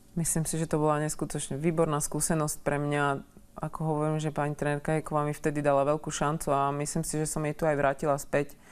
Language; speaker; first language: Slovak; native; Slovak